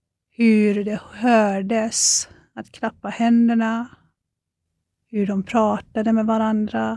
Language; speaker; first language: Swedish; non-native, fluent; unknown